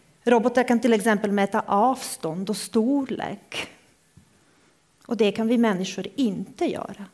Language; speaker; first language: Swedish; non-native, fluent; Croatian